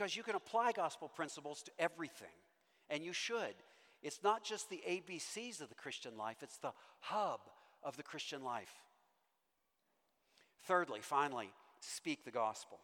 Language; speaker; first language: English; native; English